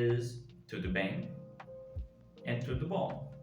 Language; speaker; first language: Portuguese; non-native, learner; English